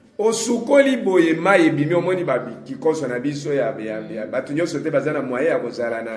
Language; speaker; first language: Lingala; non-native, local second language; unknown